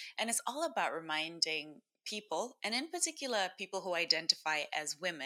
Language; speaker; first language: English; non-native, local second language; Shona